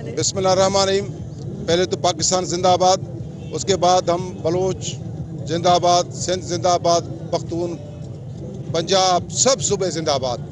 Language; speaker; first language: Urdu; non-native, local second language; Baluchi